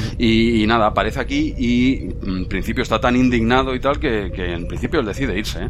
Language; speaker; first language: Spanish; native; Spanish